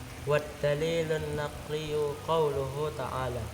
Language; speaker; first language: Arabic; non-native, learner; Indonesian